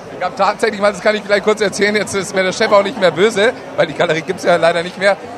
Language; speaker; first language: German; native; German